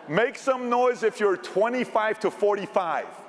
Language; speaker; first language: English; early bilingual, other home language; Persian